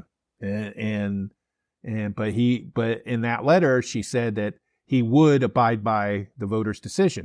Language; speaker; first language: English; native; English